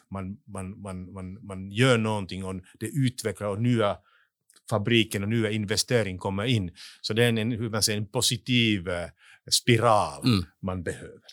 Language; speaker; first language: Swedish; non-native, local second language; Finnish